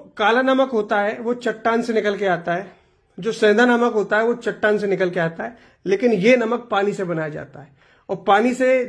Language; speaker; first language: Hindi; non-native, local second language; Gujarati